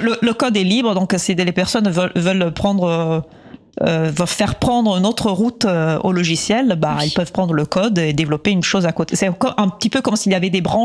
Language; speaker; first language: French; native; French